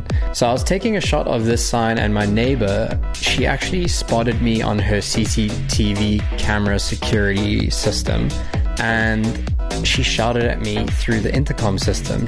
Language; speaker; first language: English; native; English